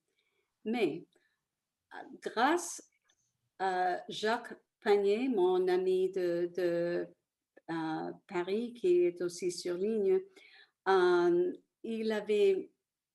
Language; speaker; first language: French; early bilingual, other home language; Italian